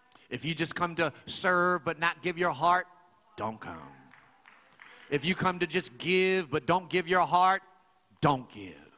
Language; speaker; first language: English; native; English